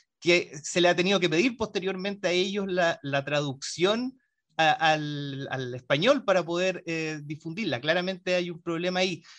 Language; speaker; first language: Spanish; native; Spanish